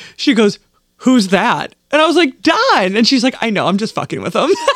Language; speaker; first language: English; native; English